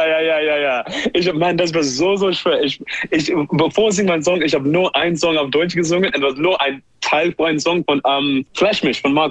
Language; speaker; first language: German; non-native, learner; English